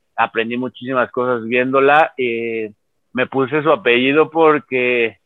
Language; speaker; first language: Spanish; native; Spanish